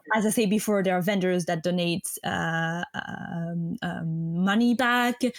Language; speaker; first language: English; non-native, fluent; French